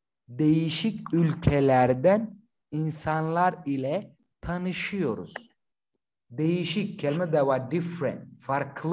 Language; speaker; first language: Turkish; non-native, fluent; Somali